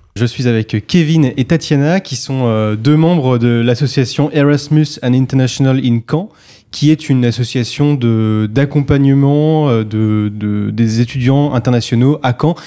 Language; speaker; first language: French; native; French